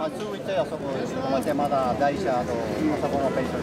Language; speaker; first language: Japanese; non-native, learner; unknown